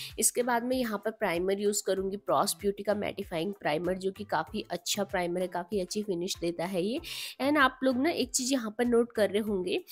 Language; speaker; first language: Hindi; native; Hindi